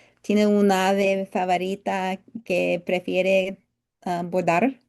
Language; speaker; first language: Spanish; non-native, learner; English